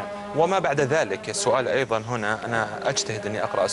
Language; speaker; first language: Arabic; native; Arabic